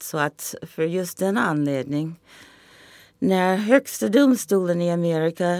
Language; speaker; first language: Swedish; non-native, fluent; English